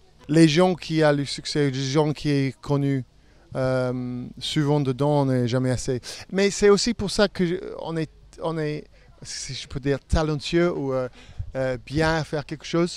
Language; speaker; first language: French; non-native, fluent; English